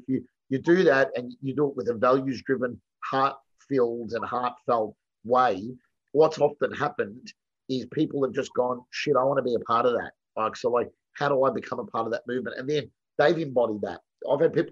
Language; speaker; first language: English; native; English